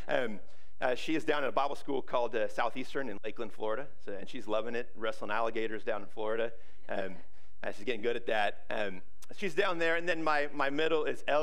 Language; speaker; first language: English; native; English